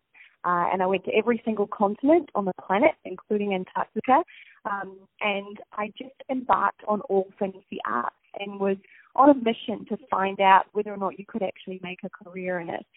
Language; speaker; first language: English; native; English